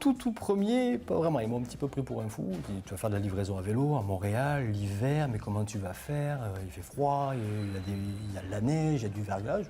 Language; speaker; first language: French; native; French